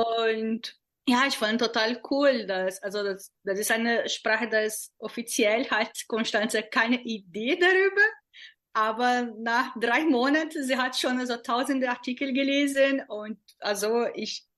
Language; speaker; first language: German; non-native, fluent; Portuguese